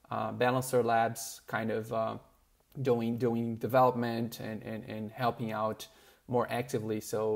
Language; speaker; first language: English; non-native, fluent; Portuguese